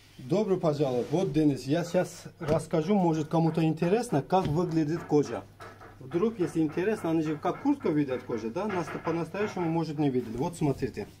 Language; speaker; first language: Russian; non-native, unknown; Turkish